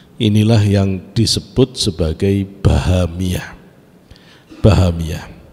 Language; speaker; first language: Indonesian; native; Indonesian